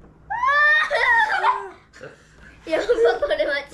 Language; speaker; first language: Japanese; early bilingual, other home language; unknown